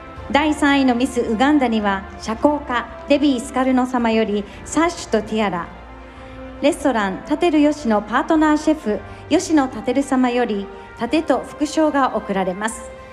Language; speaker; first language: Japanese; native; Japanese